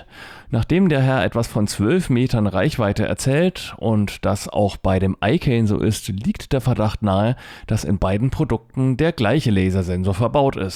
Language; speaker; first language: German; native; German